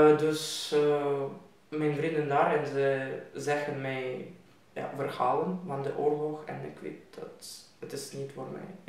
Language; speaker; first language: Dutch; non-native, learner; Russian